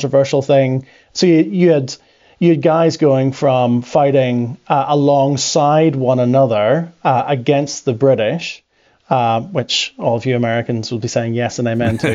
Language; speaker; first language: English; native; English